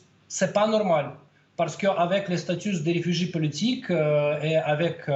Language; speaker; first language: French; non-native, learner; Russian